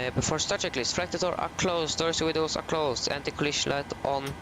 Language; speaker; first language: English; non-native, fluent; Norwegian